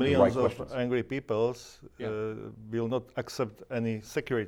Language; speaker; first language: English; non-native, learner; Slovak